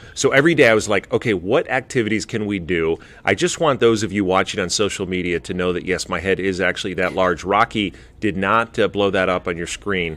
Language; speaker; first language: English; native; English